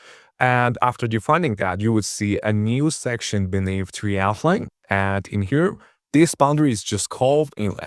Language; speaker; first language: English; non-native, fluent; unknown